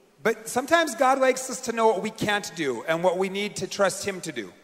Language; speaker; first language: English; native; English